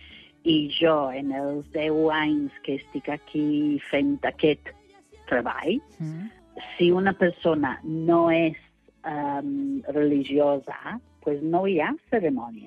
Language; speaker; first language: Catalan; non-native, fluent; English